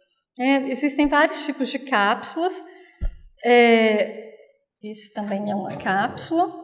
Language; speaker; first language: Portuguese; native; Portuguese